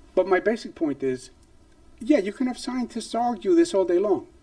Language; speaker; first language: English; native; English